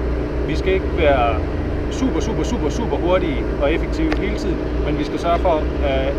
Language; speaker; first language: Danish; native; Danish